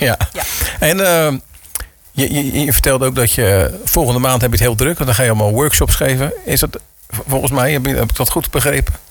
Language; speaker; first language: Dutch; native; Dutch